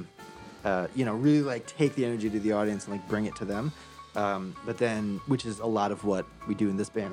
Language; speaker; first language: English; native; English